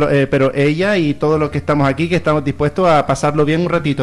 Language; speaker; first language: Spanish; native; Spanish